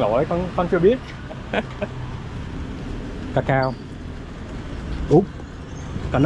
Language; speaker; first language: Vietnamese; non-native, learner; English